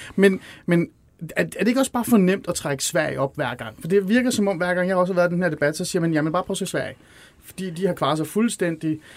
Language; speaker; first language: Danish; early bilingual, other home language; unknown